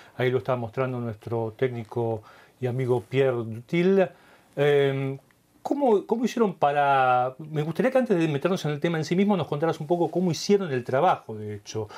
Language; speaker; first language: Spanish; native; Spanish